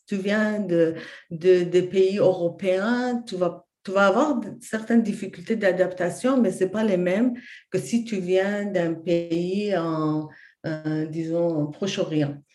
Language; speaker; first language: French; non-native, fluent; Persian